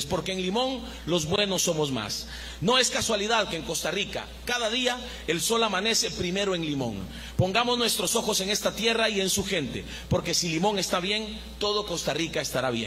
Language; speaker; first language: Spanish; native; Spanish